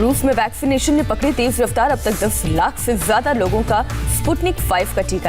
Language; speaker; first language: Hindi; native; Hindi